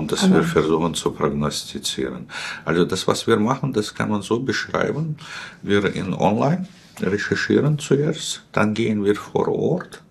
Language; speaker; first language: German; non-native, fluent; Russian